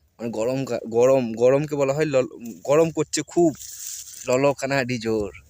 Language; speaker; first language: Bangla; native; Bangla